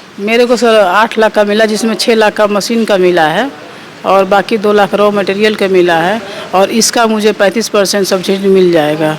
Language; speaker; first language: Hindi; native; Hindi